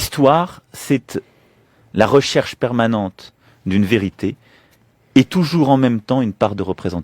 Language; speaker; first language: French; native; French